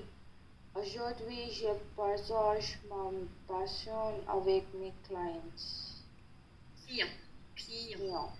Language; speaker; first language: French; non-native, learner; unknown